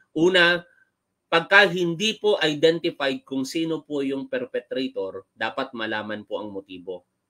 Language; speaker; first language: Filipino; native; Filipino